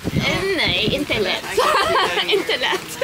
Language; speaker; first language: Swedish; early bilingual, heritage; Swedish